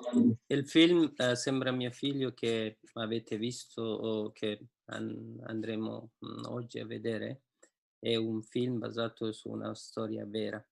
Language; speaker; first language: Italian; non-native, fluent; Persian